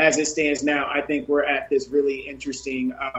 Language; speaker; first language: English; native; English